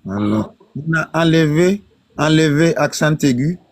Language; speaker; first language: French; non-native, learner; Arabic